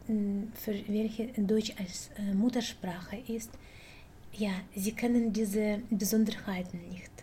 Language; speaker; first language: German; non-native, fluent; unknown